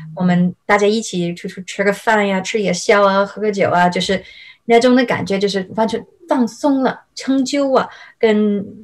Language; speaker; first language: Chinese; non-native, fluent; English